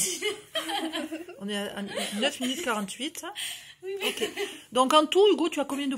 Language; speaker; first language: French; native; French